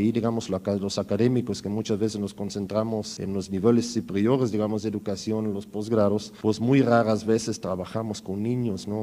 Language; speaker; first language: Spanish; native; Spanish